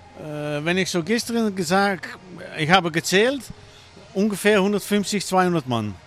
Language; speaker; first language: German; non-native, learner; Dutch